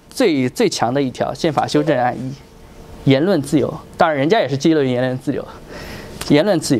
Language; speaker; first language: Chinese; native; Chinese